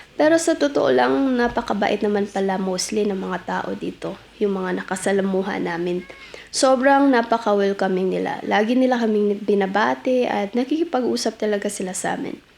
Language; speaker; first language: Filipino; native; Filipino